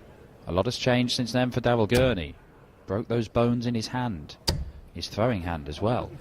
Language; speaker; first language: English; native; English